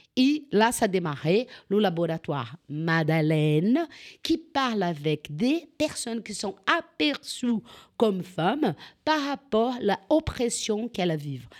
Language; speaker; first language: French; non-native, fluent; Portuguese